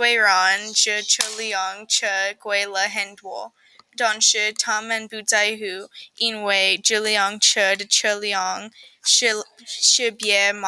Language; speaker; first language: Chinese; non-native, learner; English